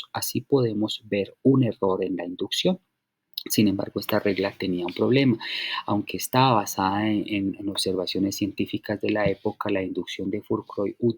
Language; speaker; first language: Spanish; native; Spanish